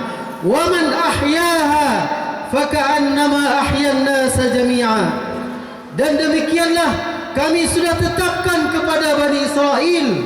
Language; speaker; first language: Indonesian; native; Indonesian